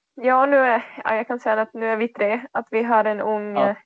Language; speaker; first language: Swedish; non-native, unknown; Czech